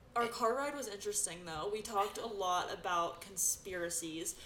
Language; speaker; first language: English; native; English